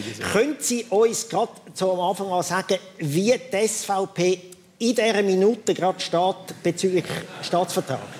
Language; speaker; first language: German; native; German